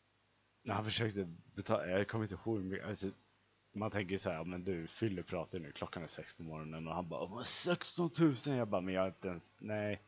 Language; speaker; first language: Swedish; native; Swedish